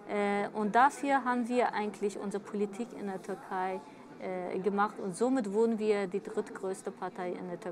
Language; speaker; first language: German; early bilingual, other home language; Kurdish